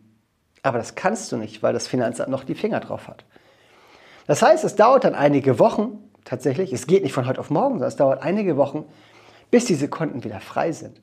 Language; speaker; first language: German; native; German